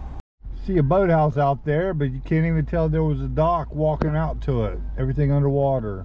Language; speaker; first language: English; native; English